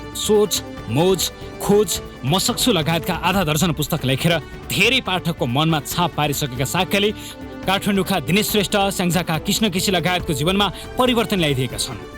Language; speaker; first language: Nepali; native; Nepali